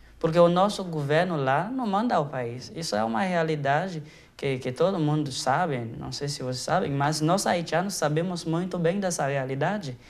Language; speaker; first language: Portuguese; non-native, fluent; Haitian Creole